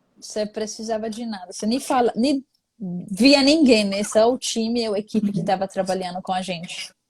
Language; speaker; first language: Portuguese; non-native, fluent; Arabic